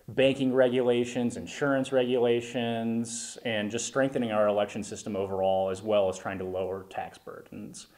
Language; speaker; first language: English; native; English